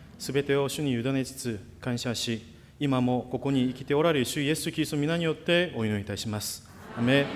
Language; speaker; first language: Japanese; non-native, fluent; Korean